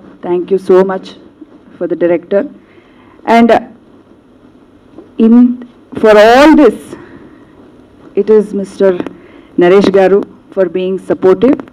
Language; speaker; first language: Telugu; non-native, local second language; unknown